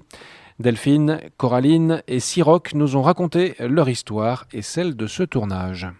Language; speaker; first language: French; native; French